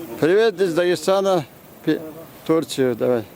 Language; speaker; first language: Russian; non-native, local second language; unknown